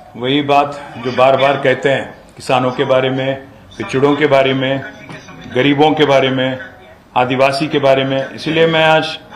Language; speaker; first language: Hindi; non-native, local second language; Telugu